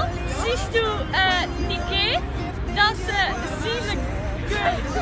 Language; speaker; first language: German; non-native, learner; Dutch